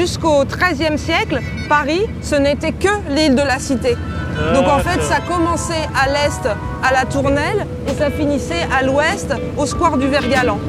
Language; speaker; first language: French; native; French